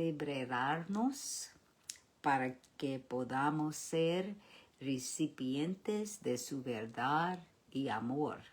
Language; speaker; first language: Spanish; early bilingual, heritage; Spanish